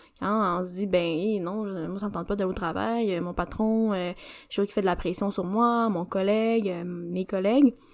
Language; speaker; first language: French; native; French